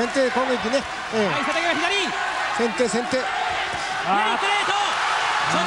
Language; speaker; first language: Japanese; native; Japanese